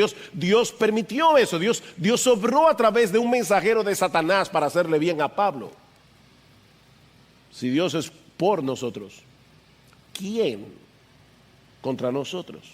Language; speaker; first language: Spanish; native; Spanish